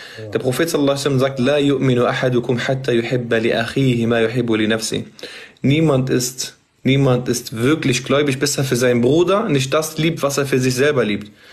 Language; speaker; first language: German; early bilingual, other home language; Arabic